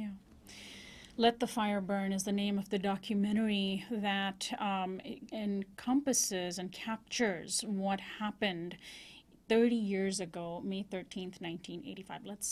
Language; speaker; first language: English; native; English